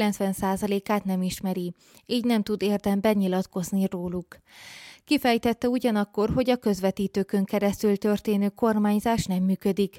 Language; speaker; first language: Hungarian; native; Hungarian